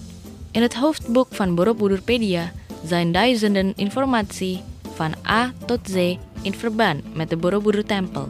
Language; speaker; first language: Dutch; non-native, learner; Indonesian